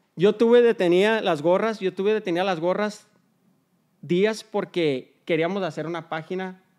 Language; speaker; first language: Spanish; early bilingual, heritage; Spanish